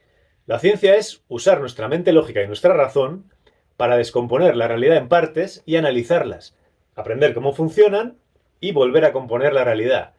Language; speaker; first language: Spanish; native; Spanish